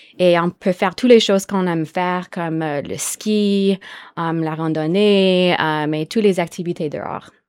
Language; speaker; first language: French; native; French